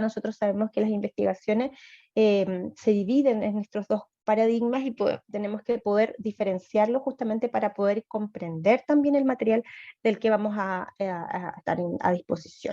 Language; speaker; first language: Spanish; native; Spanish